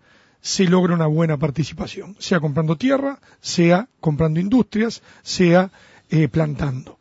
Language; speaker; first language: Spanish; native; Spanish